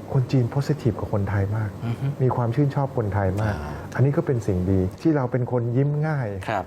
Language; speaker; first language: Thai; native; Thai